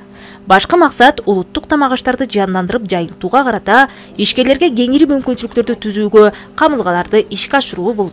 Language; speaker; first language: Kyrgyz; native; Kyrgyz